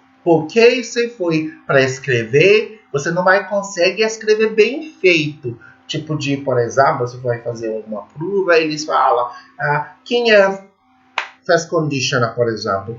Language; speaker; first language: Portuguese; non-native, fluent; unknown